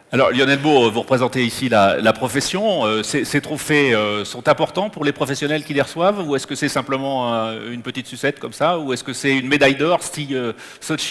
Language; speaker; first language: French; native; French